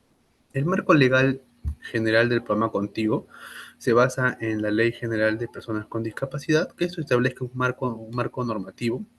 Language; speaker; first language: Spanish; native; Spanish